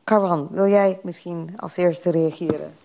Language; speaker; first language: Dutch; non-native, fluent; English